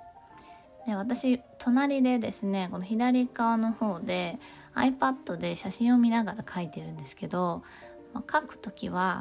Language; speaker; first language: Japanese; native; Japanese